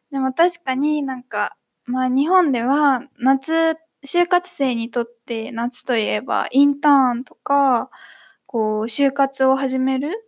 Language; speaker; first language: Japanese; native; Japanese